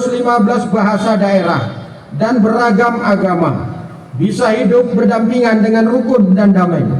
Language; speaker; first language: Indonesian; native; Indonesian